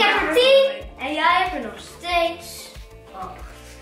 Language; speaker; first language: Dutch; native; Dutch